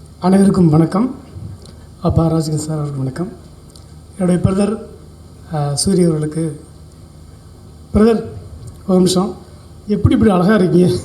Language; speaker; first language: Tamil; native; Tamil